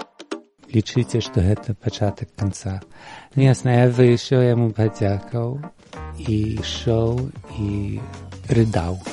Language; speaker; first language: Belarusian; early bilingual, heritage; Belarusian